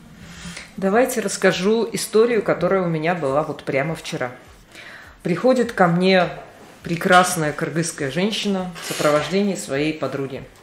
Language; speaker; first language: Russian; native; Russian